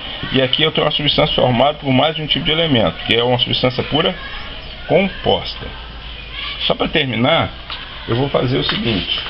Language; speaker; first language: Portuguese; native; Portuguese